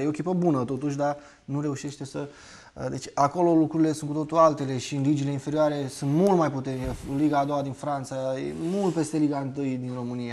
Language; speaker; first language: Romanian; native; Romanian